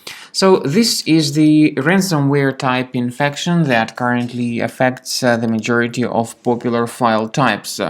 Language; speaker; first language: English; non-native, fluent; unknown